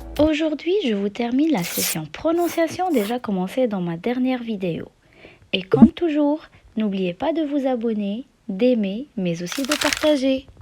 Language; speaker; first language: French; non-native, local second language; Arabic